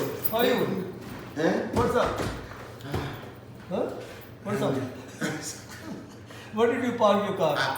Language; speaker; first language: English; non-native, local second language; Urdu